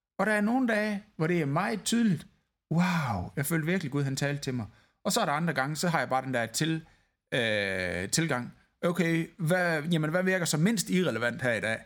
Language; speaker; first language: Danish; native; Danish